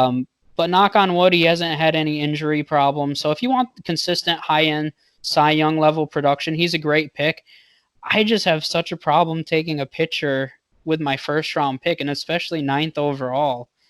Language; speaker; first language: English; native; English